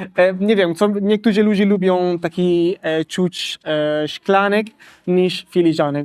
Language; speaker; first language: Polish; non-native, learner; Italian